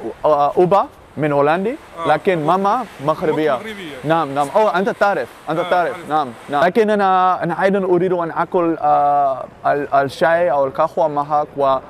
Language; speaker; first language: Arabic; non-native, learner; Dutch